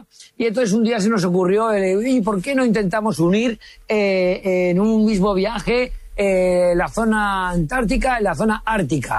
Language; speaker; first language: Spanish; native; Spanish